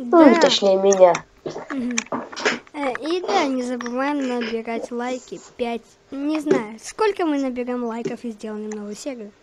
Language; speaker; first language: Russian; native; Russian